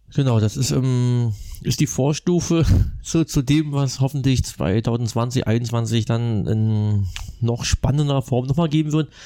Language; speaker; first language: German; native; German